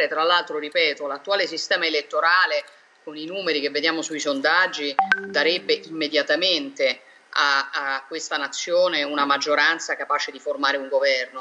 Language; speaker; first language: Italian; native; Italian